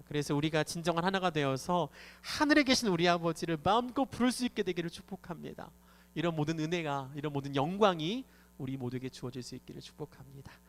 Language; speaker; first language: Korean; native; Korean